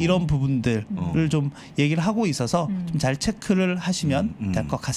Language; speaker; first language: Korean; native; Korean